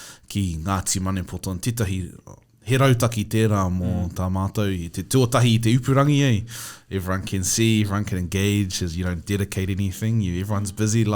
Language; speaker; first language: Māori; non-native, learner; English